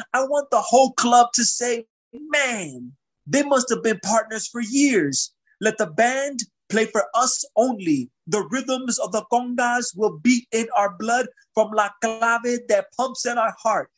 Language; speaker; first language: English; early bilingual, other home language; Spanish